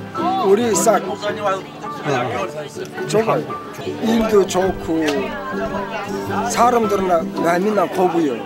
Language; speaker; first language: Korean; early bilingual, heritage; Russian